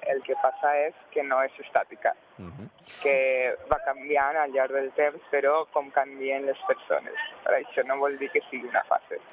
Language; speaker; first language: Catalan; non-native, local second language; Spanish